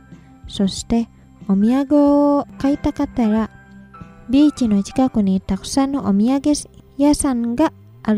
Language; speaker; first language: Japanese; non-native, fluent; Indonesian